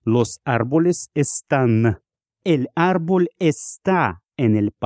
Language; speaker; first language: Spanish; non-native, fluent; Russian